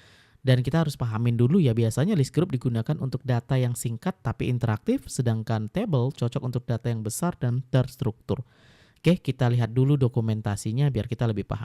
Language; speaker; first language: Indonesian; native; Indonesian